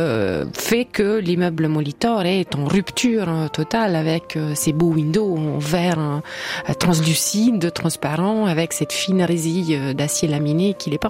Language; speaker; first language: French; native; French